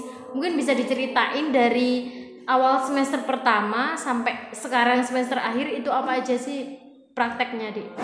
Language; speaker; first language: Indonesian; non-native, local second language; Javanese